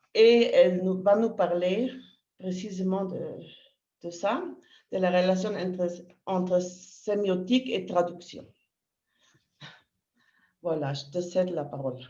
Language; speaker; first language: French; non-native, fluent; Spanish